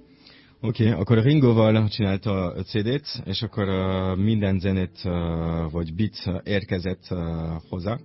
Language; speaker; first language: Hungarian; non-native, learner; French